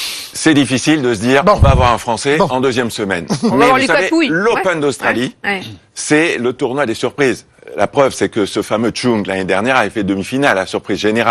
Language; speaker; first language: French; native; French